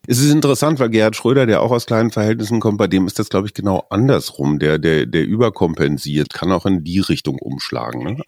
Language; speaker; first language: German; native; German